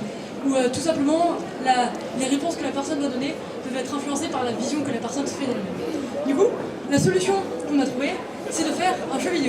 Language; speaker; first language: French; native; French